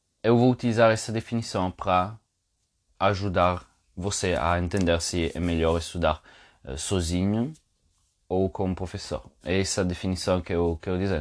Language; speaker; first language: Portuguese; non-native, fluent; Italian